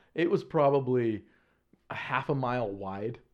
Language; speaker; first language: English; native; English